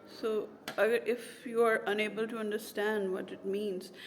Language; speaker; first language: English; non-native, local second language; Urdu